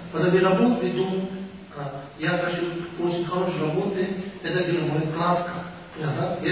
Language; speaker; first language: Russian; non-native, learner; Tibetan